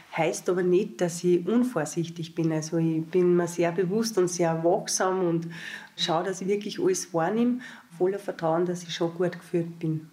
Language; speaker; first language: German; native; German